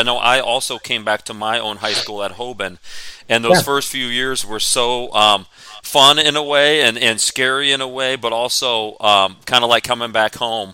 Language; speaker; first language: English; native; English